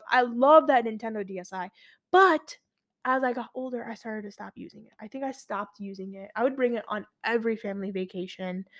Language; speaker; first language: English; early bilingual, other home language; Arabic